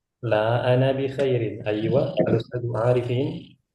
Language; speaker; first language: Arabic; non-native, fluent; Indonesian